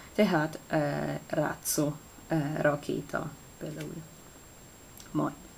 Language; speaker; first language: Hungarian; non-native, learner; Italian